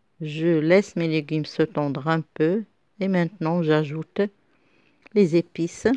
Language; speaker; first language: French; non-native, local second language; Arabic